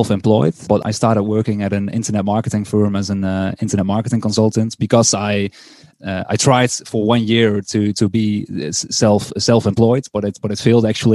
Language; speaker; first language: English; non-native, fluent; Dutch